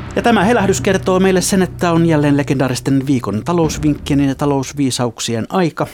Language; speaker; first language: Finnish; native; Finnish